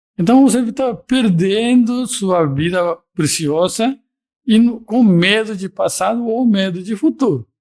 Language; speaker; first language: Portuguese; non-native, fluent; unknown